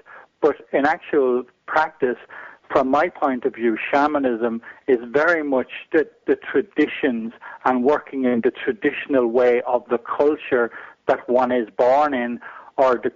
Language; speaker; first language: English; native; English